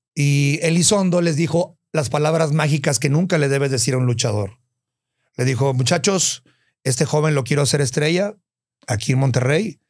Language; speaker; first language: Spanish; native; Spanish